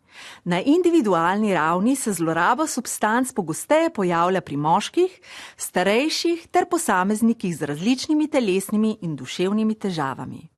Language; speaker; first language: Slovenian; native; Slovenian